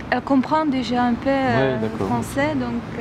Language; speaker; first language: French; non-native, fluent; Czech